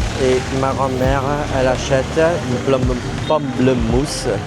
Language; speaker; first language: French; non-native, fluent; Vietnamese